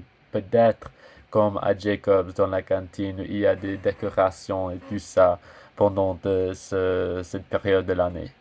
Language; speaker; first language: French; non-native, learner; English